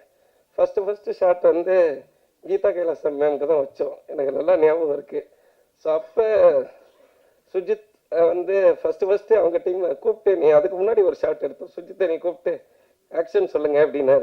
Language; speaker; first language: Tamil; native; Tamil